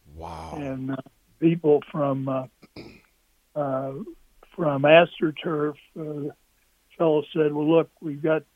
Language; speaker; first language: English; native; English